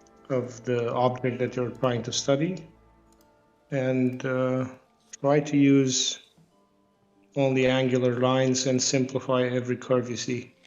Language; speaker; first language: English; non-native, fluent; Romanian